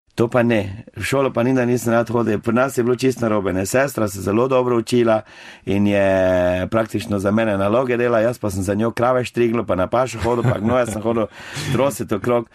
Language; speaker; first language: Slovenian; native; Slovenian